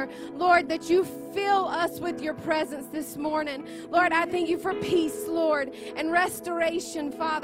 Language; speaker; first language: English; native; English